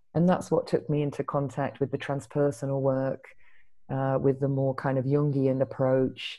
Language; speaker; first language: English; native; English